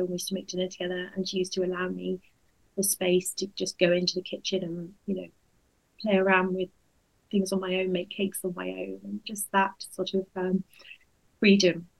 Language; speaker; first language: English; native; English